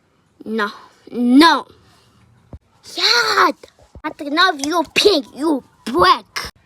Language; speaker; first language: English; non-native, learner; Mongolian